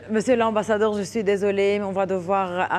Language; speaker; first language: French; non-native, local second language; Arabic